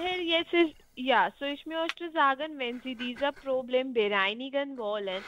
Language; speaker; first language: German; non-native, learner; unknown